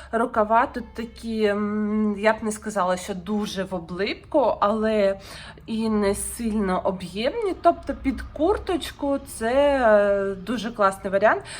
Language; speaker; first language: Ukrainian; non-native, local second language; Russian